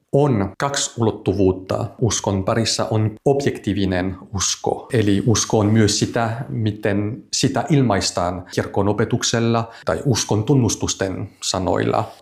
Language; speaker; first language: Finnish; non-native, fluent; French